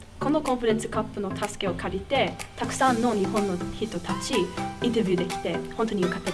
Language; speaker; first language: Japanese; non-native, learner; English